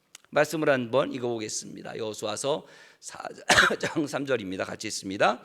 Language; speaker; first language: Korean; native; Korean